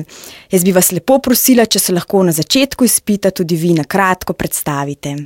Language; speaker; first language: Slovenian; native; Slovenian